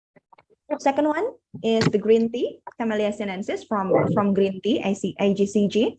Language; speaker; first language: English; non-native, fluent; Indonesian